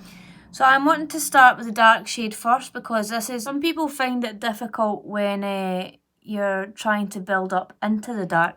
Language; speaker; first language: English; native; English